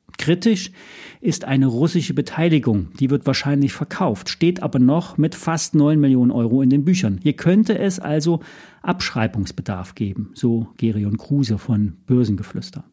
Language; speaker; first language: German; native; German